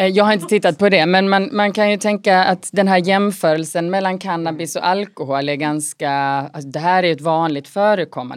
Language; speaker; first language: Swedish; native; Swedish